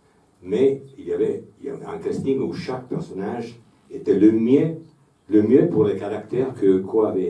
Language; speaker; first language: French; non-native, fluent; Italian